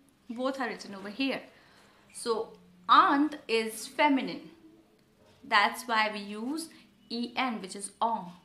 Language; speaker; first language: English; non-native, local second language; Hindi